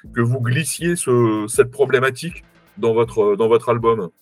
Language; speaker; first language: French; native; French